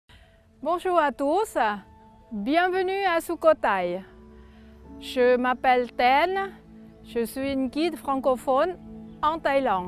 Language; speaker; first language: French; non-native, fluent; Thai